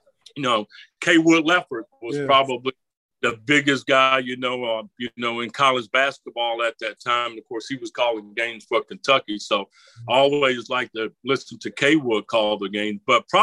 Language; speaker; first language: English; native; English